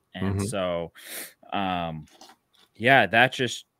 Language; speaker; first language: English; native; English